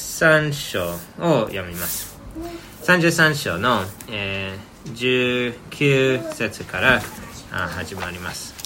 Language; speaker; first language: Japanese; non-native, fluent; English